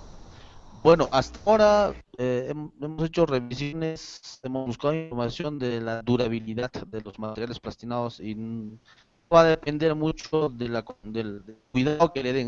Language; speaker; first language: Spanish; native; Spanish